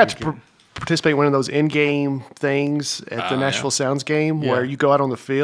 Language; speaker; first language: English; native; English